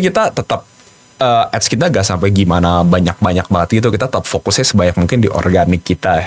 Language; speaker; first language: Indonesian; native; Indonesian